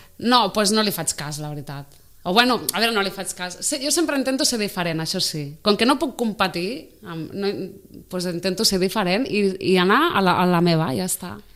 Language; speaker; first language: Catalan; native; Catalan